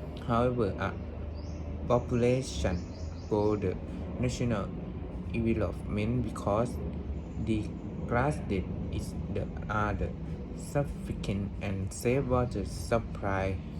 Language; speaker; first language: English; non-native, learner; Thai